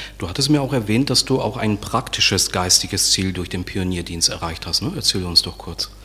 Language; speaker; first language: German; native; German